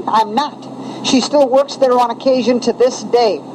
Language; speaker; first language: English; native; English